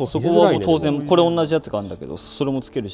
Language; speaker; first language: Japanese; native; Japanese